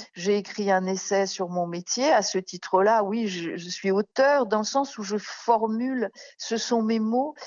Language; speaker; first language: French; native; French